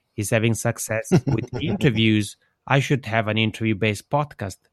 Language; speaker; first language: English; non-native, fluent; Italian